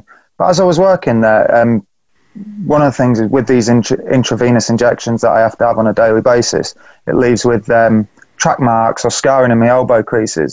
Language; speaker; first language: English; native; English